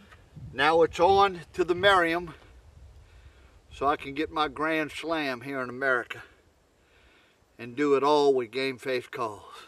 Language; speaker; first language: English; native; English